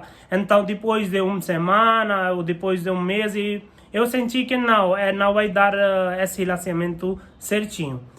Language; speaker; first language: Portuguese; non-native, learner; Hindi